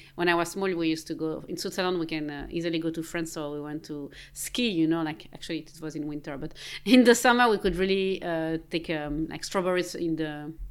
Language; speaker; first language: English; non-native, fluent; French